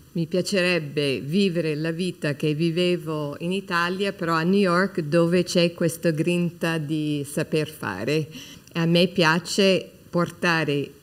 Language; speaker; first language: Italian; non-native, fluent; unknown